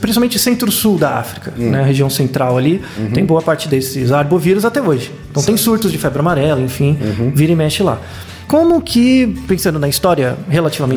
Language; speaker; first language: Portuguese; native; Portuguese